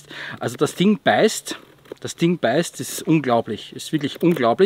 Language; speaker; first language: German; native; German